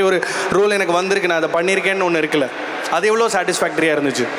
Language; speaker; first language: Tamil; native; Tamil